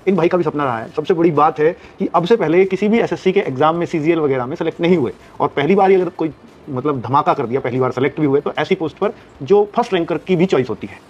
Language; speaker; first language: Hindi; native; Hindi